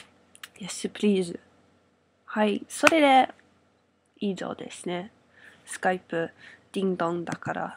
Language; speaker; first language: Japanese; non-native, learner; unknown